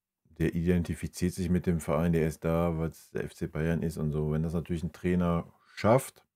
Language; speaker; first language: German; native; German